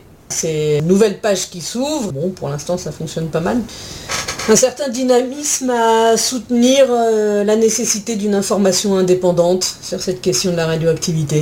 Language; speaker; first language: French; native; French